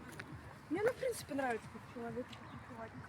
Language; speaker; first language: Russian; native; Russian